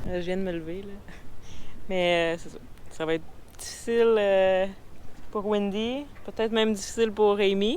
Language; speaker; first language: French; native; French